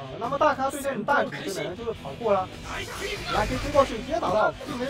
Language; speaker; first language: Chinese; native; Chinese